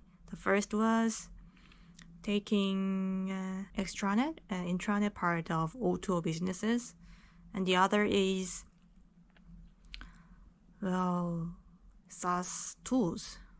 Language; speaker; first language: English; non-native, fluent; Korean